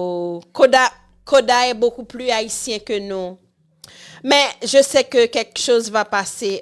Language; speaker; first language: French; non-native, local second language; Haitian Creole